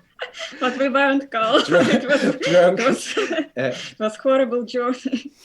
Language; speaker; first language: English; non-native, fluent; Russian